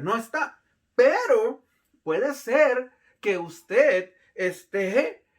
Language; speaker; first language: Spanish; native; Spanish